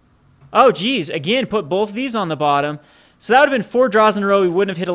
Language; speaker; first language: English; native; English